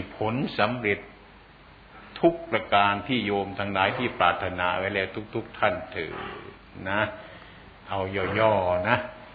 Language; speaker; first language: Thai; non-native, local second language; Northeastern Thai